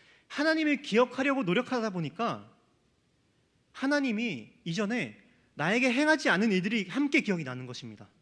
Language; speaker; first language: Korean; native; Korean